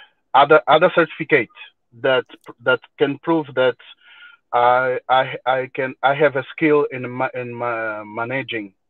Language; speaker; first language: English; non-native, learner; Portuguese